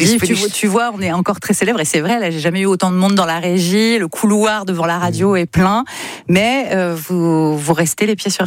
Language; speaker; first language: French; native; French